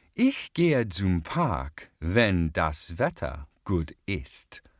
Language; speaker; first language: German; non-native, fluent; English